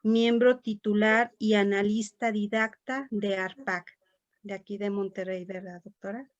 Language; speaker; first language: Spanish; native; Spanish